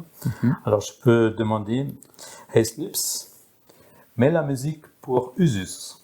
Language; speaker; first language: French; non-native, fluent; German